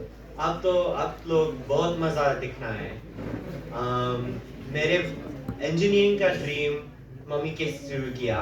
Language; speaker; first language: Hindi; early bilingual, heritage; English